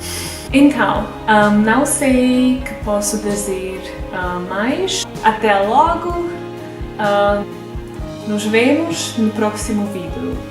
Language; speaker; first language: Portuguese; non-native, learner; Serbian